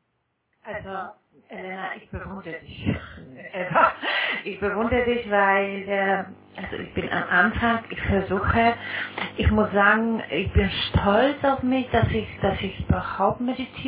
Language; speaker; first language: German; non-native, fluent; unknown